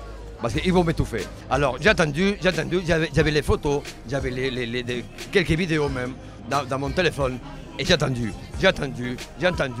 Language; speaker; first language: French; non-native, fluent; Spanish